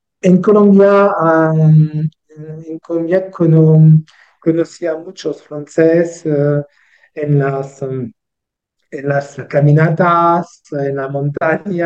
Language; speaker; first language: Spanish; non-native, learner; French